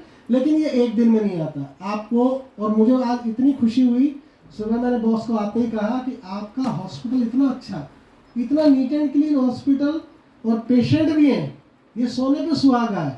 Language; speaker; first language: Hindi; native; Hindi